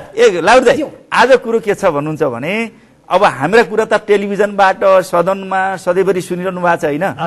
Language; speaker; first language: Nepali; native; Nepali